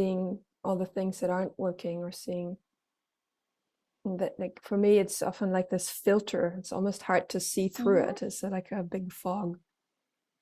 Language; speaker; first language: English; non-native, fluent; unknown